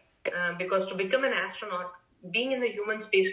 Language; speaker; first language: English; non-native, local second language; Marathi